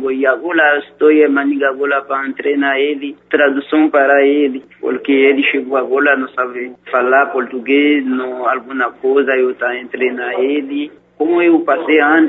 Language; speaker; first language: Portuguese; non-native, learner; Haitian Creole